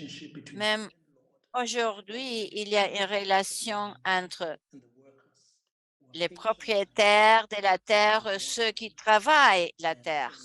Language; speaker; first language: French; non-native, fluent; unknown